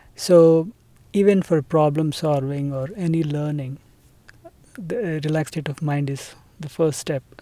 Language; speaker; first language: English; non-native, local second language; Telugu